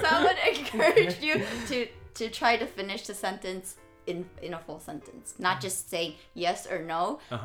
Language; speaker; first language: English; early bilingual, other home language; Chinese